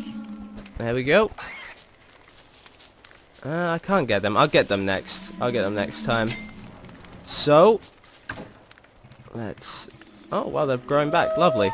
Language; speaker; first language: English; native; English